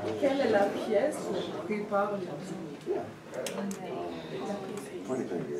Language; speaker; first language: French; non-native, fluent; English